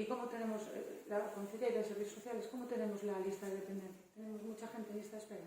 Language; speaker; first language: Spanish; native; Spanish